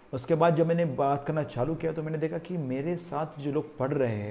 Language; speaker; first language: Hindi; non-native, local second language; Marathi